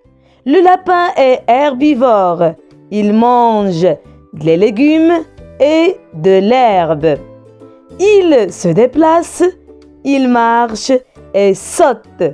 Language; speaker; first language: French; non-native, local second language; Arabic